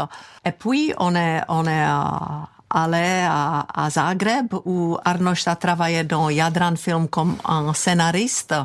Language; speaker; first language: French; non-native, fluent; Czech